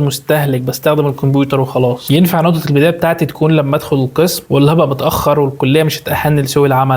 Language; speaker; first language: Arabic; native; Arabic